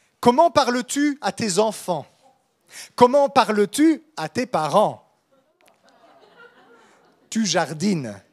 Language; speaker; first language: French; native; French